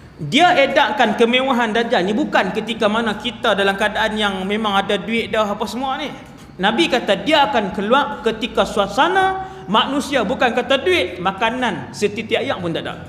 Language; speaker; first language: Malay; native; Malay